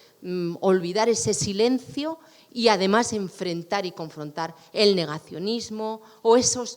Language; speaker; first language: Spanish; native; Spanish